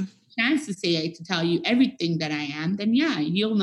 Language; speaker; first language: English; non-native, fluent; French